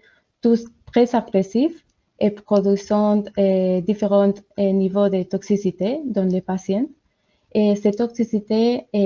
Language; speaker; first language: French; non-native, learner; Spanish